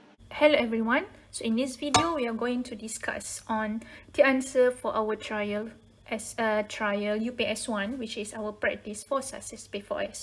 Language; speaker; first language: English; non-native, local second language; Malay